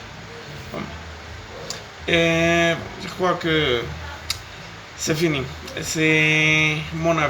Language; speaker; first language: French; non-native, fluent; Spanish